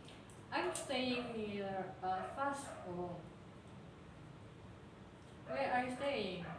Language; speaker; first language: English; non-native, learner; Indonesian